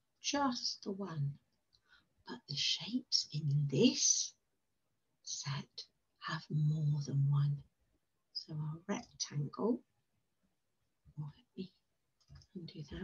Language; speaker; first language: English; native; English